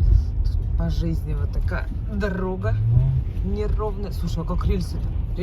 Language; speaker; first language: Russian; native; Russian